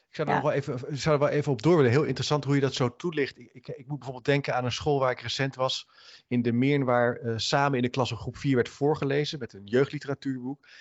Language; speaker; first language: Dutch; native; Dutch